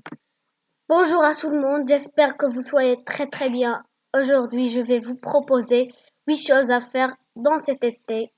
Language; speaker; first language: French; non-native, learner; Arabic